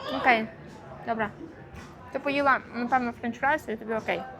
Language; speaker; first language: Ukrainian; native; Ukrainian